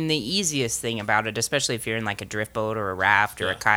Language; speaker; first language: English; native; English